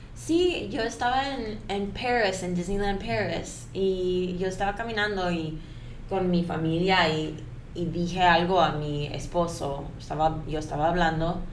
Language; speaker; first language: Spanish; early bilingual, heritage; Spanish